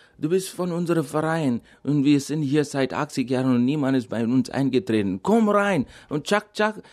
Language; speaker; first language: German; non-native, fluent; Malayalam